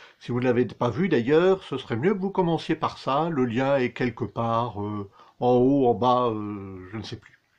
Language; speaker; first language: French; native; French